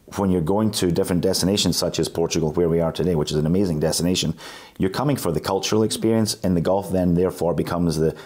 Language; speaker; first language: English; native; English